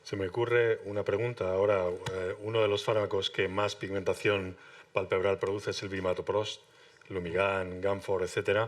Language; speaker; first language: Spanish; native; Spanish